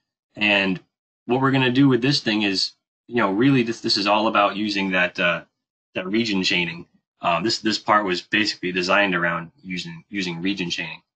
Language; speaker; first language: English; native; English